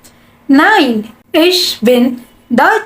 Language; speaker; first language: German; non-native, learner; Hindi